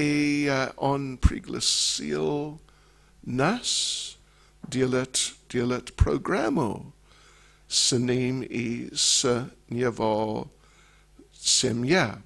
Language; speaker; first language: Russian; non-native, learner; English